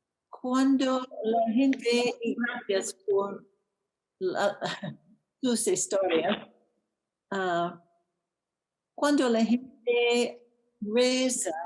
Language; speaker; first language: Spanish; non-native, learner; English